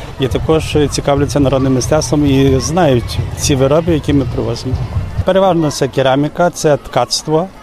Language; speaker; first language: Ukrainian; native; Ukrainian